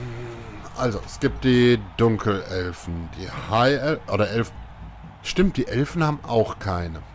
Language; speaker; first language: German; native; German